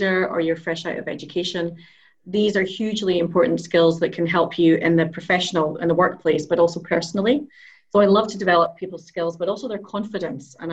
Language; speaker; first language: English; native; English